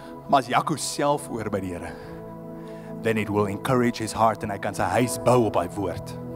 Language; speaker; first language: English; non-native, local second language; Afrikaans